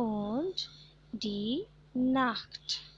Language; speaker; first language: German; non-native, fluent; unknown